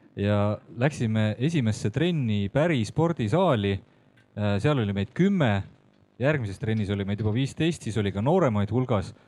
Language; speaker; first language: Estonian; native; Estonian